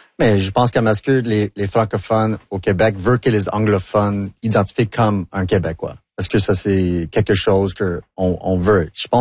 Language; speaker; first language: French; non-native, local second language; English